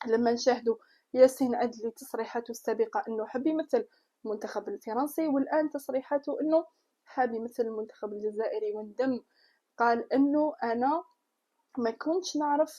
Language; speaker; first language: Arabic; native; Arabic